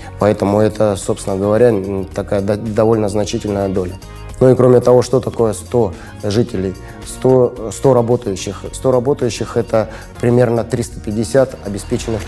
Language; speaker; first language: Russian; native; Russian